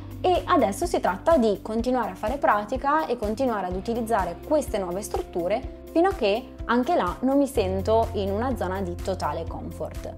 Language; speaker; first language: Italian; native; Italian